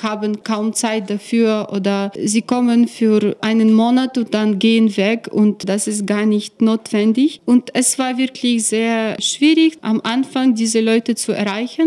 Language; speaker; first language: German; non-native, fluent; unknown